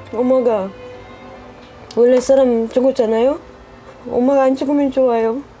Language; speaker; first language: Korean; non-native, learner; Filipino